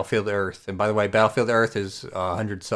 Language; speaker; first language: English; native; English